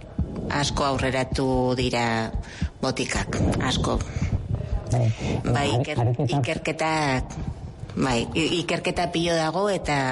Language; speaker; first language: Basque; non-native, local second language; Spanish